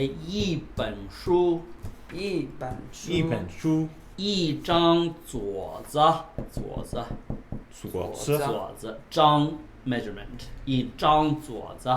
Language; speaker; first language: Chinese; non-native, learner; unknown